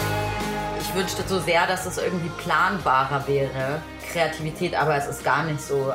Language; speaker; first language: German; native; German